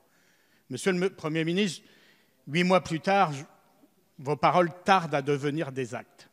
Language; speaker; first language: French; native; French